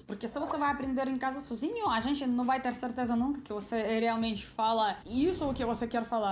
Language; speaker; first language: Portuguese; non-native, fluent; Russian